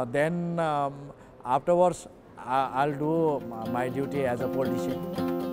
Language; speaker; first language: Hindi; non-native, local second language; Nepali